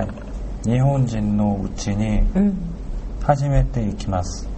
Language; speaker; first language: Japanese; non-native, learner; Korean